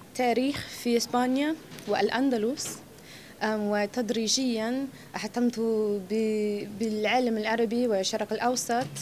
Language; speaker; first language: Arabic; non-native, fluent; English